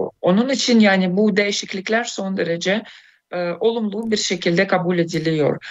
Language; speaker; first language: Turkish; non-native, fluent; Russian